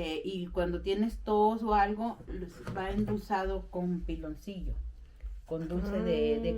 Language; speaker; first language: Spanish; native; Spanish